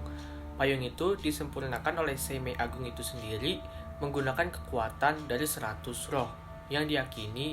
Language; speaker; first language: Indonesian; native; Indonesian